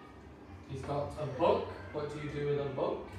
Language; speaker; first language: English; native; English